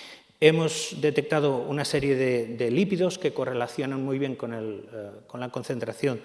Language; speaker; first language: Spanish; native; Spanish